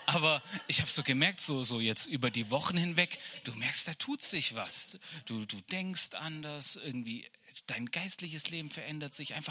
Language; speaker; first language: German; native; German